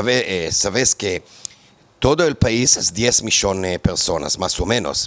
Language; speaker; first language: Spanish; non-native, fluent; Hebrew